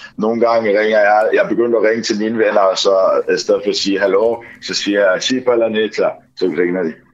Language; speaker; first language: Danish; early bilingual, other home language; Ukrainian